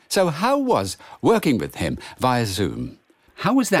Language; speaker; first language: English; non-native, fluent; German